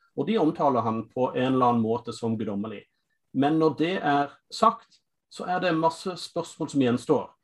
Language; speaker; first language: Norwegian; non-native, fluent; English